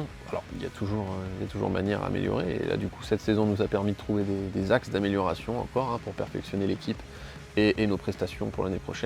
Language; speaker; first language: French; native; French